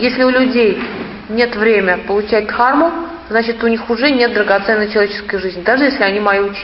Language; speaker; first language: Russian; native; Russian